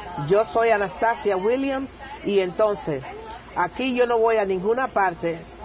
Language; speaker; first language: Spanish; native; Spanish